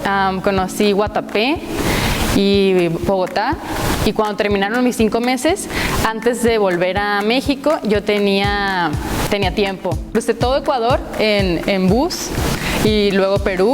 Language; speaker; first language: Spanish; native; Spanish